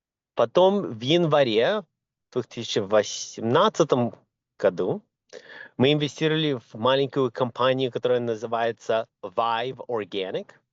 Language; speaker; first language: Russian; early bilingual, other home language; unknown